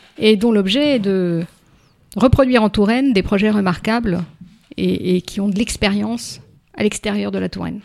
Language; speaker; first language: French; native; French